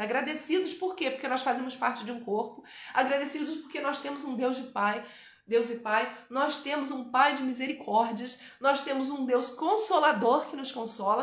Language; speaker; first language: Portuguese; native; Portuguese